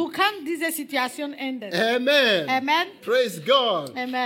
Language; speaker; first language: German; non-native, learner; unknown